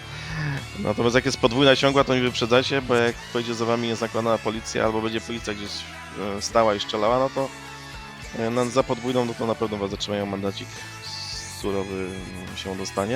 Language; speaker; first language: Polish; native; Polish